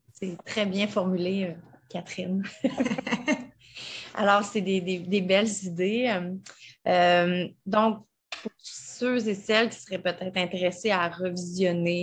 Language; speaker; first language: French; native; French